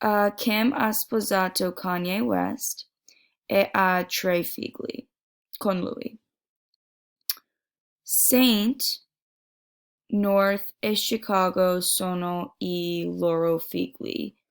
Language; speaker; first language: Italian; non-native, learner; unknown